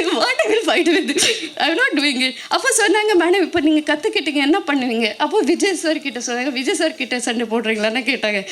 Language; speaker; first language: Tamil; non-native, learner; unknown